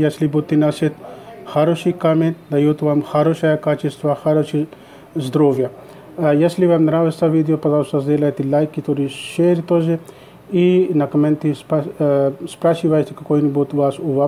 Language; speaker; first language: Russian; non-native, learner; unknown